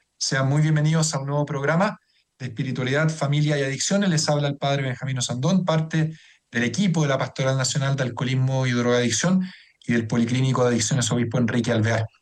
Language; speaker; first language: Spanish; native; Spanish